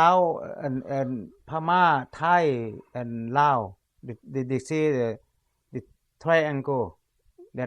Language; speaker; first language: English; non-native, learner; Lao